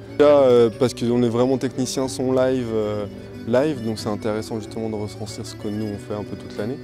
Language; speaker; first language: French; native; French